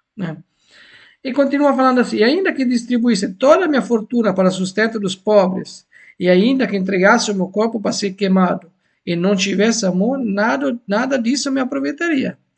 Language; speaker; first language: Portuguese; non-native, fluent; Italian